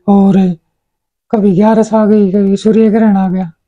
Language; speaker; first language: Hindi; native; Hindi